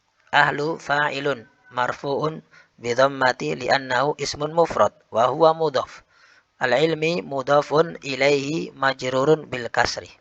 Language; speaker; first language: Arabic; non-native, fluent; Indonesian